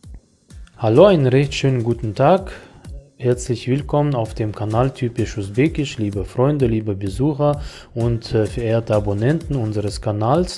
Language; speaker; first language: German; non-native, fluent; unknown